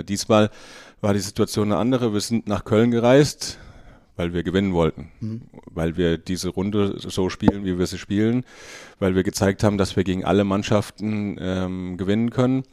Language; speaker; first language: German; native; German